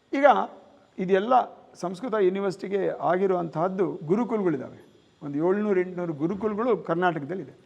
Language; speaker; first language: Kannada; native; Kannada